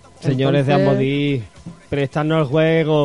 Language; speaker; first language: Spanish; native; Spanish